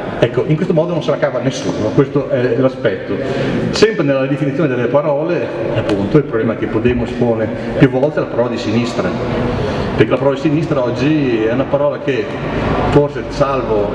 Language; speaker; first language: Italian; native; Italian